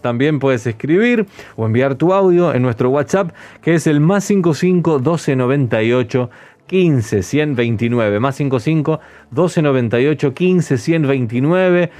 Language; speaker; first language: Spanish; native; Spanish